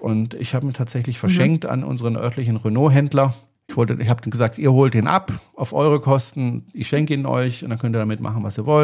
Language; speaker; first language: German; native; German